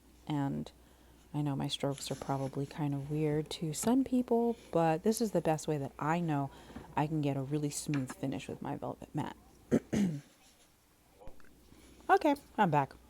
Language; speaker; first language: English; native; English